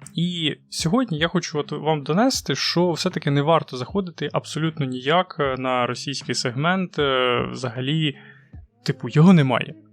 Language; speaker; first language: Ukrainian; non-native, local second language; Russian